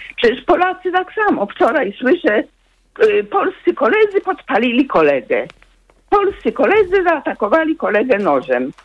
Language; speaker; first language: Polish; native; Polish